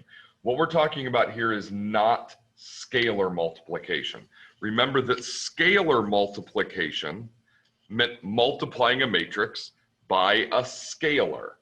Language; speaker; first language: English; native; English